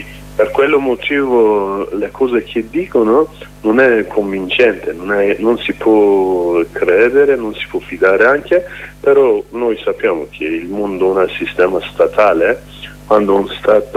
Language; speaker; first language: Italian; non-native, learner; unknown